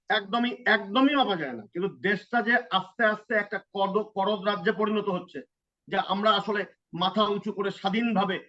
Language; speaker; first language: Bangla; native; Bangla